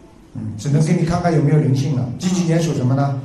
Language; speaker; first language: Chinese; native; Chinese